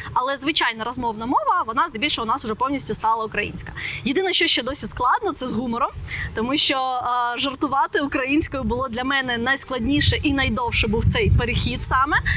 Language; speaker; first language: Ukrainian; non-native, local second language; Russian